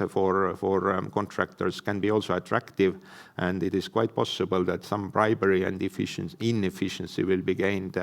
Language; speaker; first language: English; non-native, fluent; Estonian